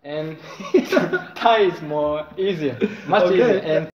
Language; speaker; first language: English; non-native, learner; Japanese